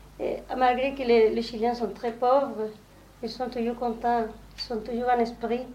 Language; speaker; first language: French; non-native, learner; Spanish